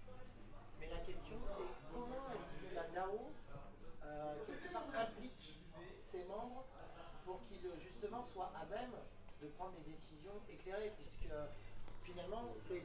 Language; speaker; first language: French; native; French